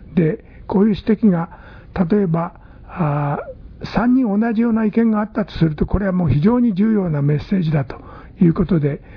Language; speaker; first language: Japanese; native; Japanese